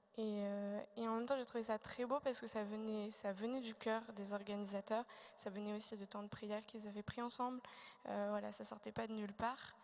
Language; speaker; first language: French; native; French